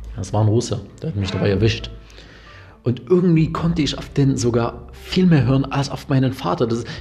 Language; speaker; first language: German; non-native, fluent; Arabic